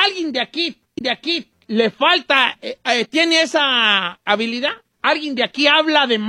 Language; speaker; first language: Spanish; native; Spanish